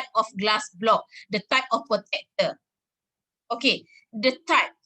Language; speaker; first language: English; non-native, local second language; Malay